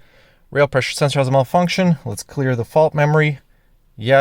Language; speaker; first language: English; native; English